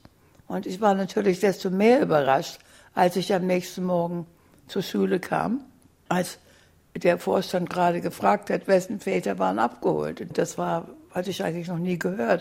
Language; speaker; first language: German; native; German